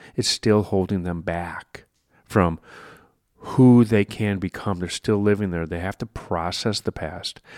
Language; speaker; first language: English; native; English